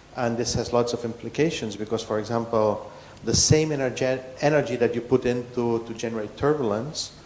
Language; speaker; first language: English; non-native, fluent; Catalan